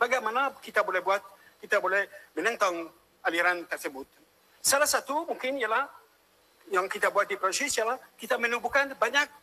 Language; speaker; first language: Indonesian; non-native, fluent; French